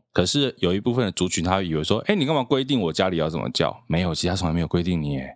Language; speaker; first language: Chinese; native; Chinese